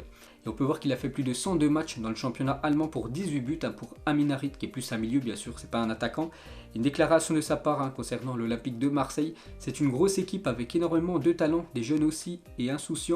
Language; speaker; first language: French; native; French